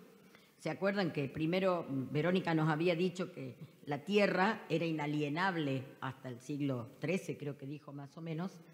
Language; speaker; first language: Spanish; native; Spanish